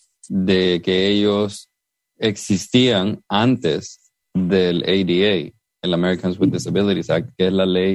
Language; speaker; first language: Spanish; native; Spanish